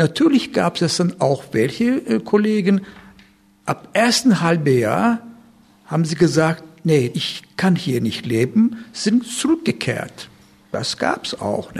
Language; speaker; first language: German; non-native, learner; Turkish